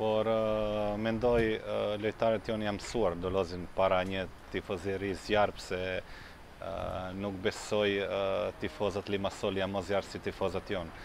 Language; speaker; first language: Albanian; non-native, fluent; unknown